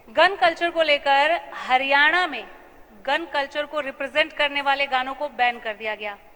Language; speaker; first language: Hindi; native; Hindi